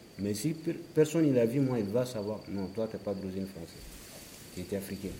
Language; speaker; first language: French; non-native, learner; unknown